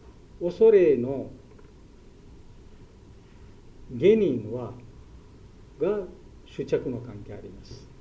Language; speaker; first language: Japanese; non-native, learner; Bangla